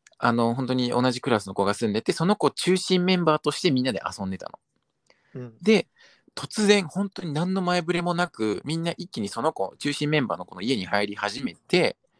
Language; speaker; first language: Japanese; early bilingual, other home language; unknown